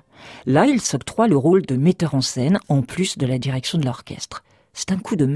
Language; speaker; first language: French; native; French